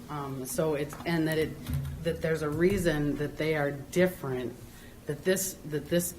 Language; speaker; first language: English; native; English